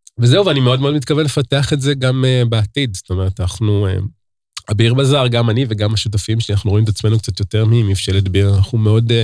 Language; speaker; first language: Hebrew; native; Hebrew